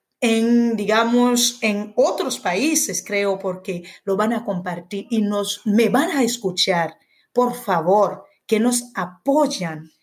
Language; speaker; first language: Spanish; non-native, fluent; Haitian Creole